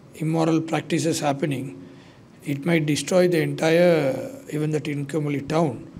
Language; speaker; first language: English; non-native, local second language; Sinhala